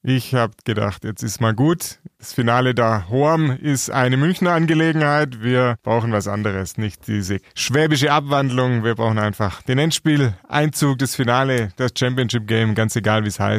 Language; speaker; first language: German; native; German